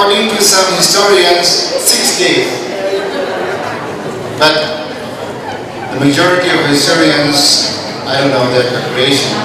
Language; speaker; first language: English; non-native, fluent; Indonesian